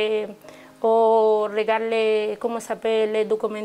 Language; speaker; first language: French; non-native, learner; Spanish